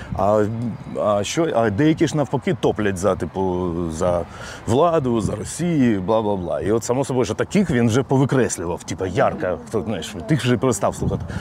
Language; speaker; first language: Ukrainian; non-native, local second language; Russian